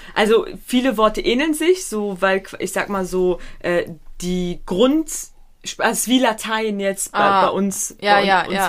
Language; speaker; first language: German; early bilingual, other home language; Pashto